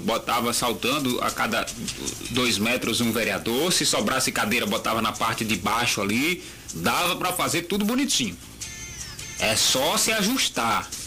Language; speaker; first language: Portuguese; native; Portuguese